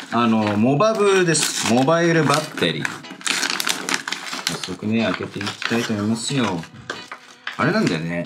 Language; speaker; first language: Japanese; native; Japanese